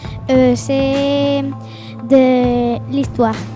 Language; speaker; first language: French; non-native, learner; Spanish